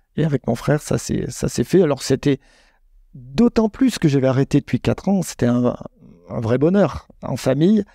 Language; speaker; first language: French; native; French